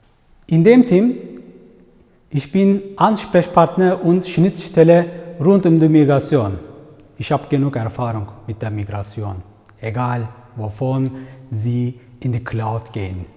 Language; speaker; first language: German; non-native, fluent; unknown